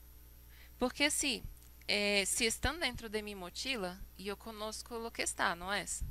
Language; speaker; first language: Spanish; non-native, fluent; Portuguese